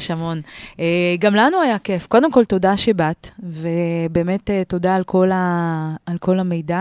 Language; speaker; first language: Hebrew; native; Hebrew